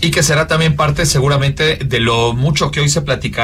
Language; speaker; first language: Spanish; native; Spanish